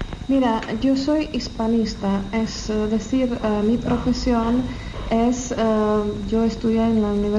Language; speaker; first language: Spanish; non-native, fluent; Czech